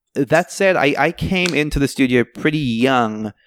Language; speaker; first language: English; native; English